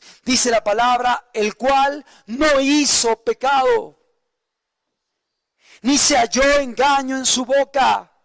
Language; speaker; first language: Spanish; native; Spanish